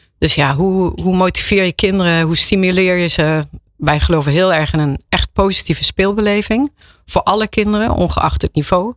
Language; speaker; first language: Dutch; native; Dutch